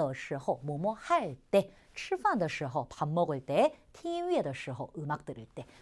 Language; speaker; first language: Chinese; non-native, learner; Korean